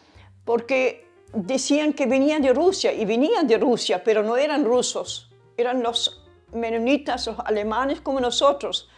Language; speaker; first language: Spanish; early bilingual, other home language; German